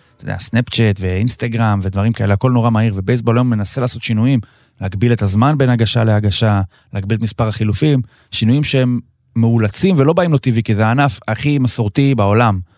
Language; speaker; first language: Hebrew; native; Hebrew